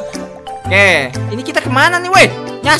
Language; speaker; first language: Indonesian; native; Indonesian